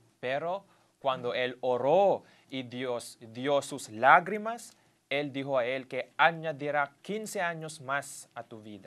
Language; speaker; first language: Spanish; non-native, fluent; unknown